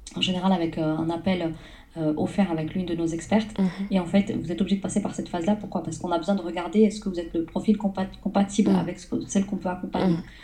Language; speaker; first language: French; early bilingual, other home language; Arabic